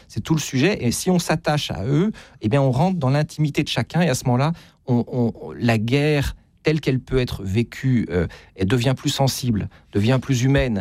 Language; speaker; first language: French; native; French